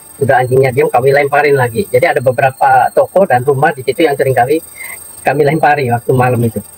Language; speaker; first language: Indonesian; native; Indonesian